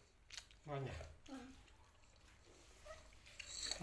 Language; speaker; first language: Vietnamese; non-native, local second language; Hmong